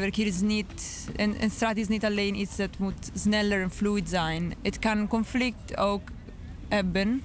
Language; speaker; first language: Dutch; non-native, learner; English